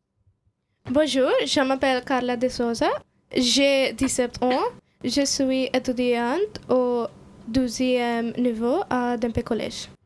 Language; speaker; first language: French; non-native, learner; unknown